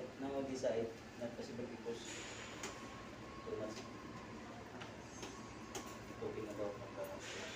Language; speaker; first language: English; non-native, learner; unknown